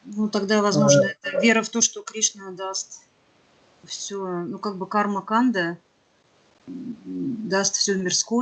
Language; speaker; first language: Russian; native; Russian